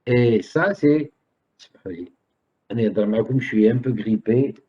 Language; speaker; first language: French; non-native, local second language; Arabic